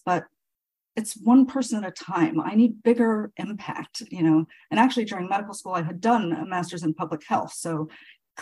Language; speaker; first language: English; native; English